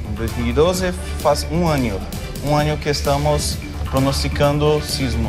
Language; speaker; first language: Spanish; non-native, local second language; Portuguese